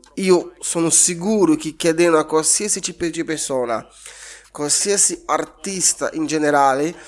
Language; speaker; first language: Italian; non-native, fluent; Portuguese